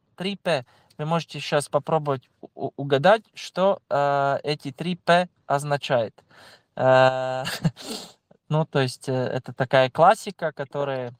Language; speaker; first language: Russian; non-native, local second language; Latvian